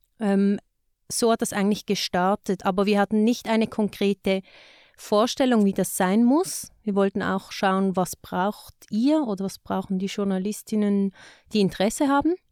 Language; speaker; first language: German; native; German